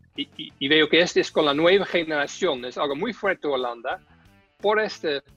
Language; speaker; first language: Spanish; non-native, fluent; Dutch